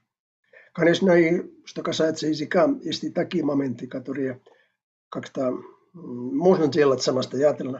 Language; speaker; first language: Russian; non-native, fluent; Finnish